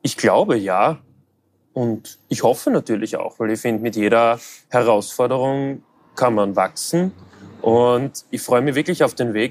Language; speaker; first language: German; native; German